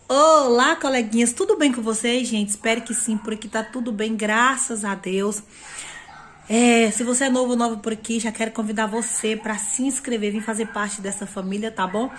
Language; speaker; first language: Portuguese; native; Portuguese